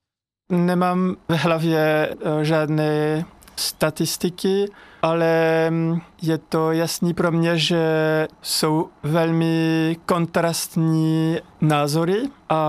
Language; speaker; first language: Czech; non-native, learner; French